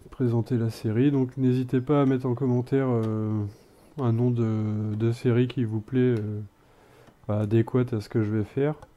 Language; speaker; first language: French; native; French